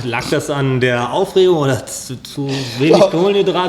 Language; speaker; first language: German; native; German